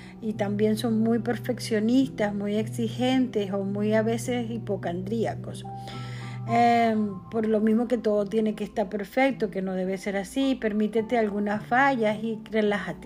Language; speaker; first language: Spanish; native; Spanish